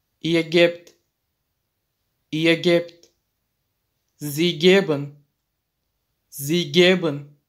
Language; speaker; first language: German; non-native, fluent; Turkish